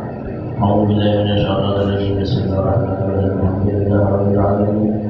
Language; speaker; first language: Arabic; non-native, fluent; Banjar